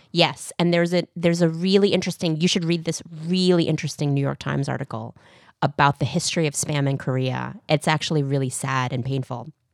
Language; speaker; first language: English; early bilingual, other home language; Korean